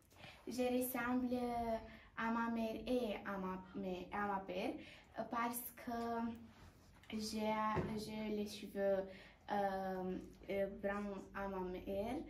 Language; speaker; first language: French; non-native, learner; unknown